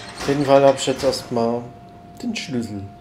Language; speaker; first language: German; native; German